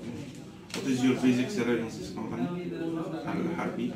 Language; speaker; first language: English; non-native, learner; Arabic